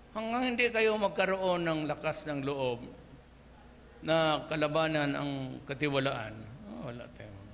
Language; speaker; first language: Filipino; non-native, local second language; Cebuano